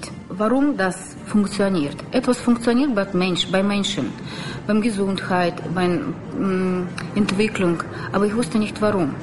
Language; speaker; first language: German; non-native, learner; Russian